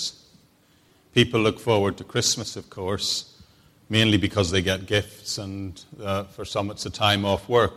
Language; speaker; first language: English; native; English